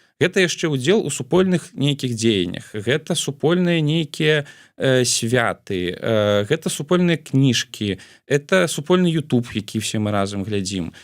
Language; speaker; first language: Belarusian; non-native, local second language; Russian